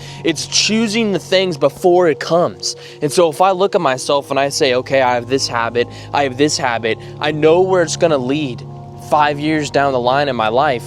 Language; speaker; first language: English; native; English